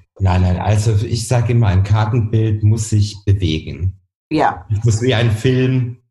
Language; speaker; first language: German; native; German